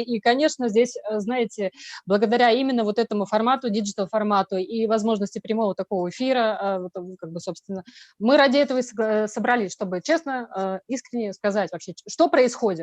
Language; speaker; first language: Russian; native; Russian